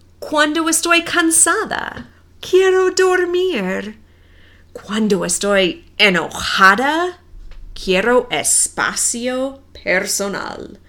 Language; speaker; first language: Spanish; non-native, fluent; English